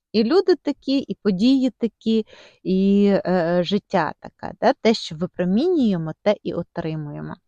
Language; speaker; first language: Ukrainian; non-native, local second language; Russian